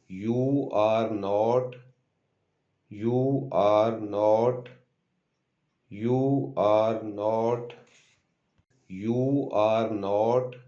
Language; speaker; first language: English; non-native, local second language; Urdu